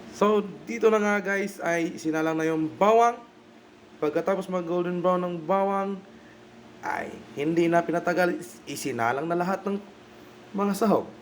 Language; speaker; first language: Filipino; non-native, local second language; Bikol